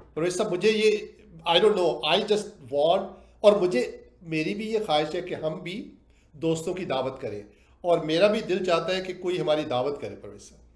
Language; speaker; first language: Urdu; native; Urdu